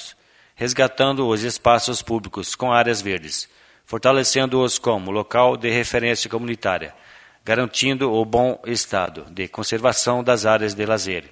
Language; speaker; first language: Portuguese; native; Portuguese